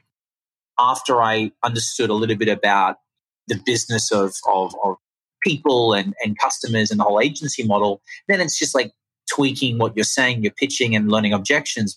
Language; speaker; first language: English; native; English